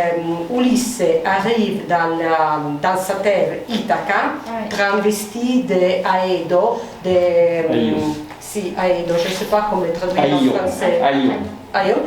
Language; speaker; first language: French; non-native, fluent; Italian